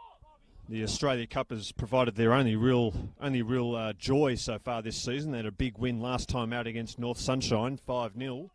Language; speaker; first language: English; native; English